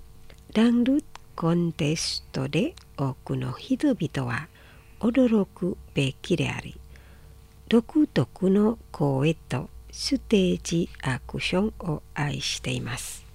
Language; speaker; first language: Japanese; non-native, fluent; Indonesian